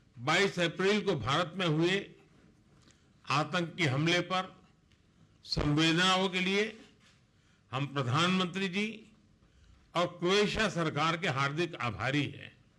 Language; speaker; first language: Hindi; non-native, local second language; Gujarati